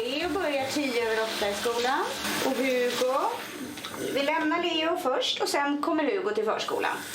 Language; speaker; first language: Swedish; native; Swedish